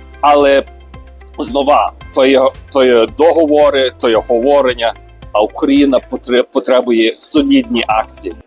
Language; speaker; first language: Ukrainian; early bilingual, heritage; Ukrainian